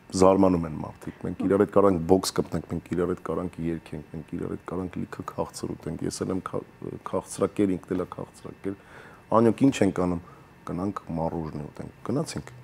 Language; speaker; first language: Armenian; early bilingual, heritage; Armenian